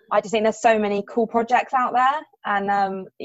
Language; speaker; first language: English; native; English